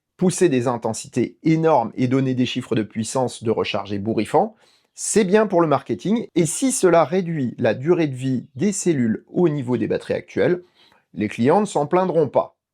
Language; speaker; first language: French; native; French